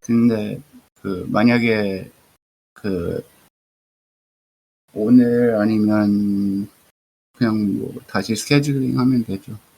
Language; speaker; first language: Korean; early bilingual, heritage; Korean